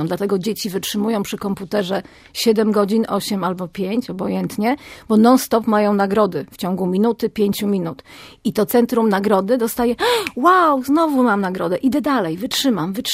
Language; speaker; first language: Polish; native; Polish